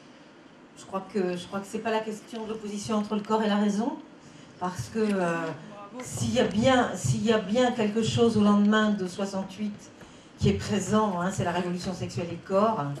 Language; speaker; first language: French; native; French